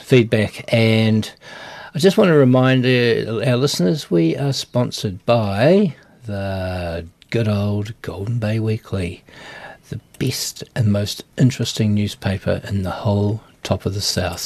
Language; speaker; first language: English; native; English